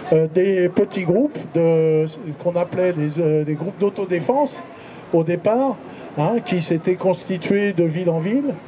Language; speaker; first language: French; native; French